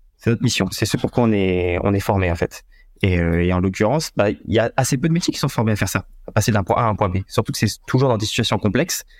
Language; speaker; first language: French; native; French